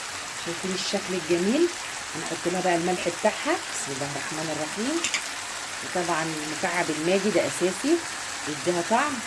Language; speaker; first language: Arabic; native; Arabic